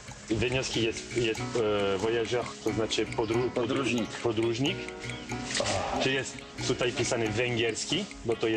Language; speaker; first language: Polish; non-native, learner; Malagasy